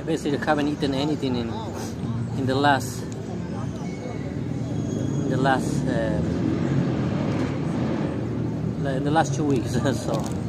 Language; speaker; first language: English; non-native, fluent; Spanish